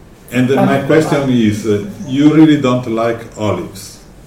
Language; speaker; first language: English; non-native, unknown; Italian